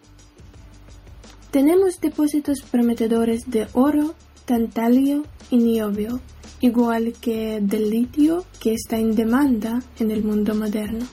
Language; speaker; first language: Spanish; non-native, learner; Ukrainian